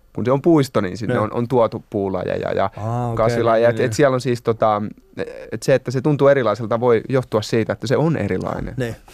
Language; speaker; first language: Finnish; native; Finnish